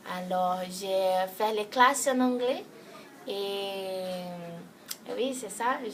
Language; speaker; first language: French; non-native, learner; Portuguese